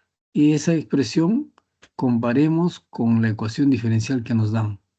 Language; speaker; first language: Spanish; native; Spanish